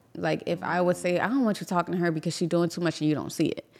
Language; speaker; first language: English; native; English